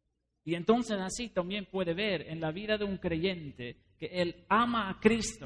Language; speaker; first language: Spanish; non-native, fluent; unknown